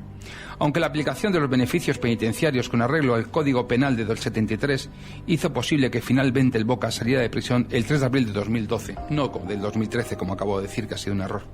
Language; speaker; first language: Spanish; native; Spanish